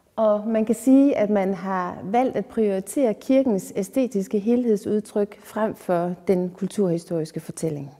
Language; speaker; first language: Danish; native; Danish